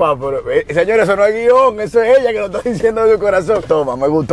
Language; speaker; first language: Spanish; native; Spanish